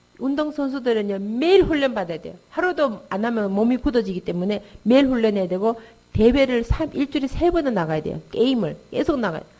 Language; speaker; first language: Korean; native; Korean